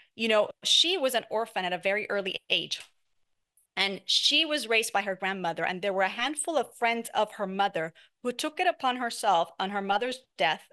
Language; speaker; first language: English; non-native, fluent; Spanish